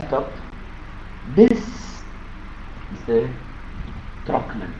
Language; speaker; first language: German; non-native, fluent; Arabic